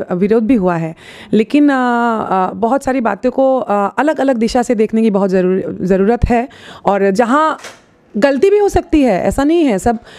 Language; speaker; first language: Hindi; non-native, local second language; Assamese